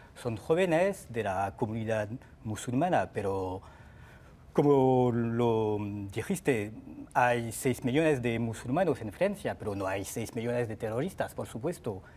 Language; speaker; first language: Spanish; non-native, fluent; French